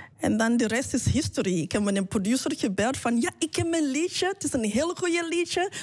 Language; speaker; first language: Dutch; non-native, fluent; English